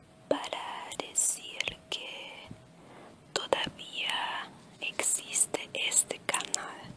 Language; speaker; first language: Spanish; non-native, learner; German